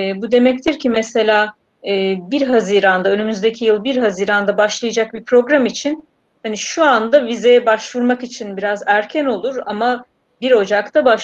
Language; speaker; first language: Turkish; native; Turkish